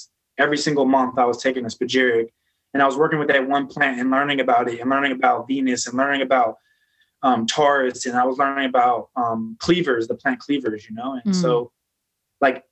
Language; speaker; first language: English; native; English